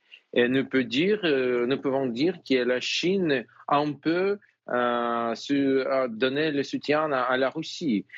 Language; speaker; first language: French; non-native, fluent; Ukrainian